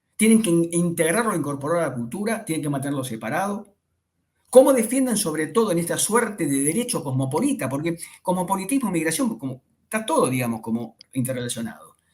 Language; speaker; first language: Spanish; native; Spanish